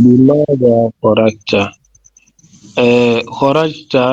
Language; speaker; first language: Arabic; non-native, learner; French